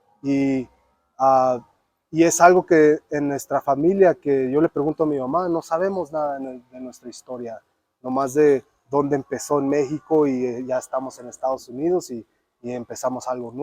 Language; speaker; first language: Spanish; early bilingual, other home language; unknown